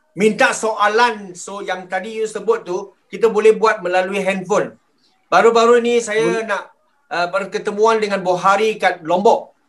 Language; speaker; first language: Malay; non-native, local second language; Chinese